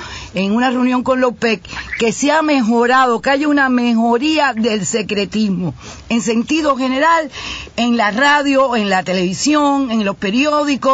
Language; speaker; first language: Spanish; native; Spanish